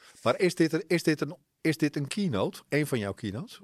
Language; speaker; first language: Dutch; native; Dutch